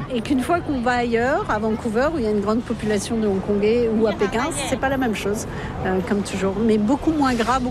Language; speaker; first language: French; native; French